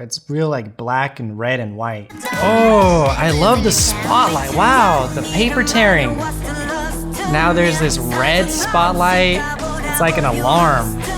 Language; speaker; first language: English; native; English